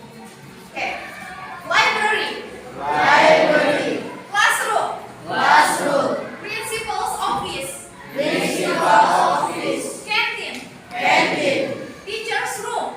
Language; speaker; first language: English; non-native, learner; Indonesian